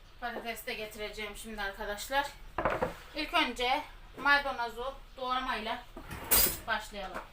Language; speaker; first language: Turkish; native; Turkish